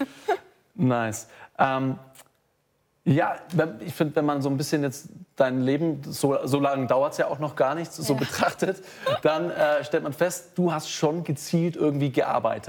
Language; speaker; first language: German; native; German